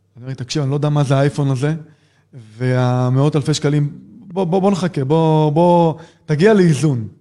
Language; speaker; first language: Hebrew; native; Hebrew